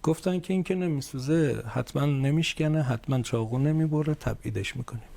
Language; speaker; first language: Persian; native; Persian